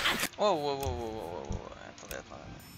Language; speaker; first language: French; native; French